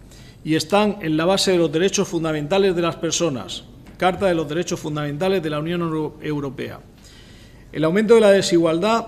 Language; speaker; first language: Spanish; native; Spanish